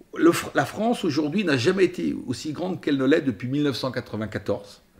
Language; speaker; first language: French; native; French